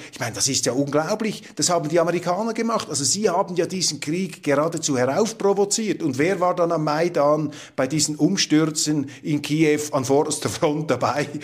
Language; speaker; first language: German; native; German